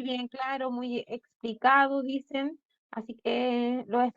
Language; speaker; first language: Spanish; native; Spanish